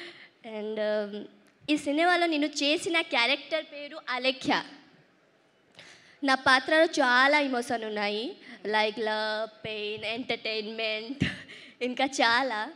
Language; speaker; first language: Telugu; early bilingual, heritage; Telugu